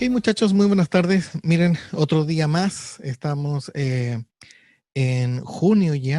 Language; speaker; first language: Spanish; native; Spanish